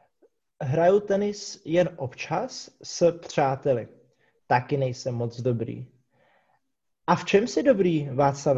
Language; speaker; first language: Czech; non-native, fluent; English